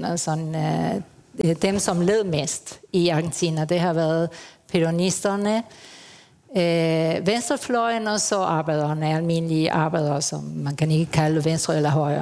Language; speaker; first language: Danish; non-native, fluent; Spanish